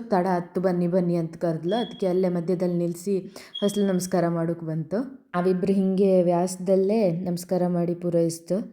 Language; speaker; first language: Kannada; native; Kannada